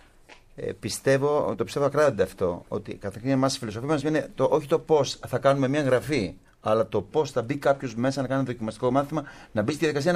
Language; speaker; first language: Greek; native; Greek